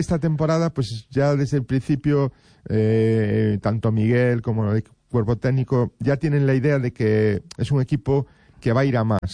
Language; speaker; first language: Spanish; native; Spanish